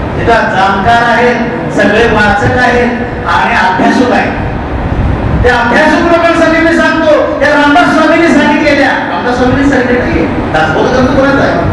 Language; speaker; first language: Marathi; non-native, local second language; Urdu